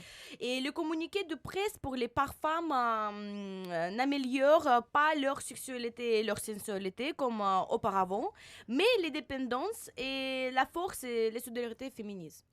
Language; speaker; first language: French; non-native, learner; Russian